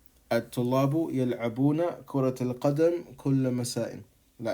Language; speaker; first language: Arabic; non-native, fluent; English